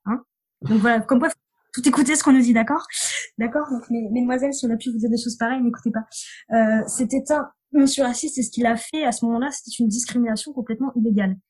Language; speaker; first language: French; native; French